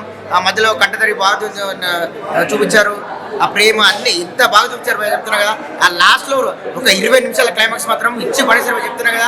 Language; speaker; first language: Telugu; native; Telugu